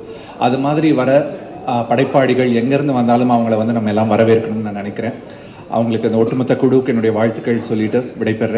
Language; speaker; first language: Tamil; native; Tamil